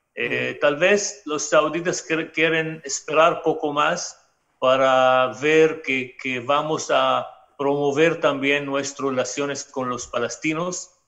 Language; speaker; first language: Spanish; non-native, fluent; Arabic